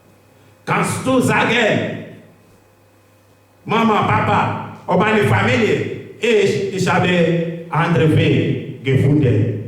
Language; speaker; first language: German; non-native, learner; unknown